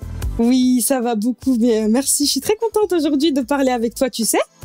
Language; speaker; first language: French; native; French